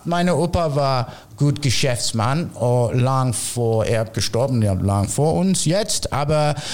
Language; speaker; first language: German; non-native, fluent; English